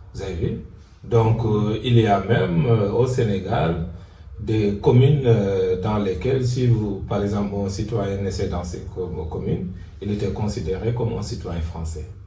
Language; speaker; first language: French; non-native, local second language; Wolof